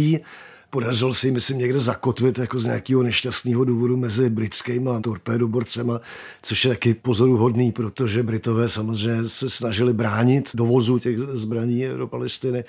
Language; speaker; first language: Czech; native; Czech